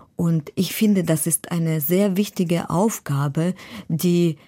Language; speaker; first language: German; non-native, fluent; Ukrainian